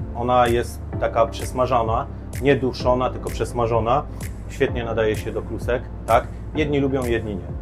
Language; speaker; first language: Polish; native; Polish